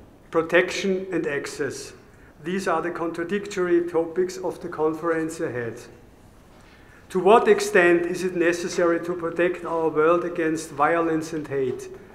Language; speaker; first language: English; non-native, fluent; German